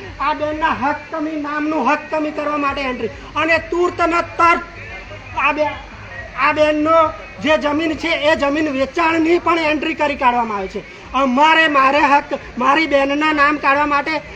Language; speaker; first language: Gujarati; native; Gujarati